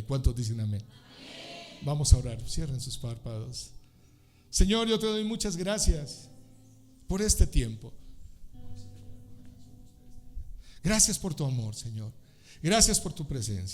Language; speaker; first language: Spanish; native; Spanish